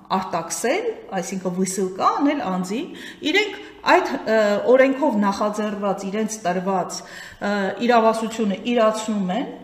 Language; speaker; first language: Armenian; native; Armenian